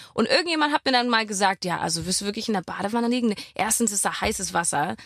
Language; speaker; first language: German; non-native, fluent; English